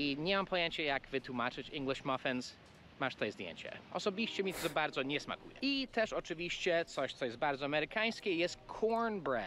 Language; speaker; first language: Polish; non-native, fluent; English